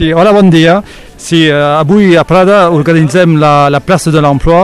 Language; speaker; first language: Catalan; non-native, local second language; French